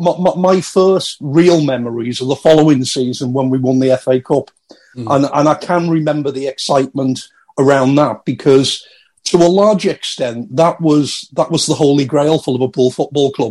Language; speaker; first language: English; native; English